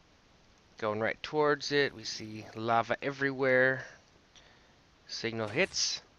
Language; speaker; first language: English; native; English